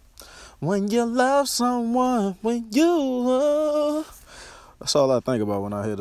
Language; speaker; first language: English; native; English